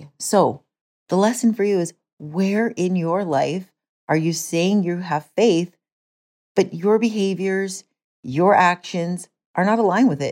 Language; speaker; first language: English; native; English